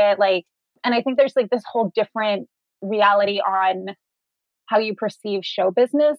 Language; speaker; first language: English; native; English